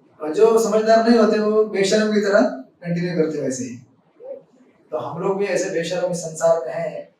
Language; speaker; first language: Hindi; native; Hindi